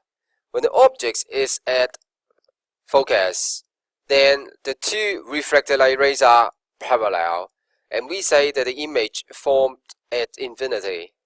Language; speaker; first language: English; non-native, local second language; Cantonese